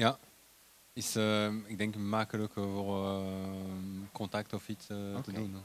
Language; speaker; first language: Dutch; non-native, local second language; French